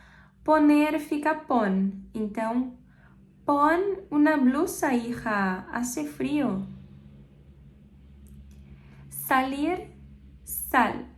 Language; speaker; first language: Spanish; non-native, fluent; Portuguese